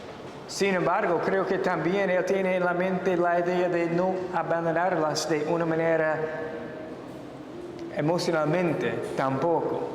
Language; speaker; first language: Spanish; non-native, fluent; English